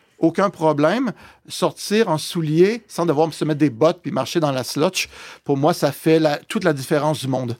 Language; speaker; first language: French; native; French